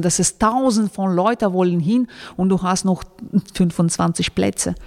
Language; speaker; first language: German; non-native, fluent; Russian